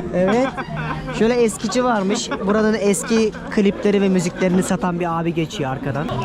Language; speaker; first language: Turkish; native; Turkish